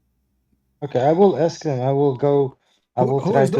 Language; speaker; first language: English; non-native, fluent; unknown